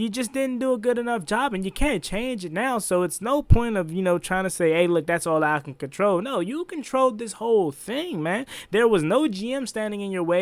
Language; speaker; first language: English; native; English